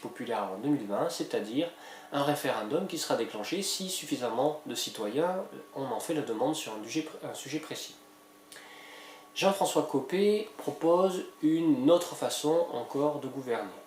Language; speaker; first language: French; native; French